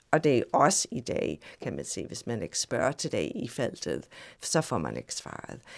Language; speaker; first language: Danish; non-native, fluent; English